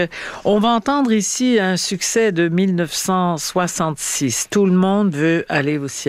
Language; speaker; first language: French; native; French